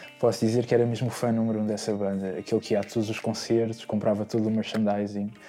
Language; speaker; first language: Portuguese; native; Portuguese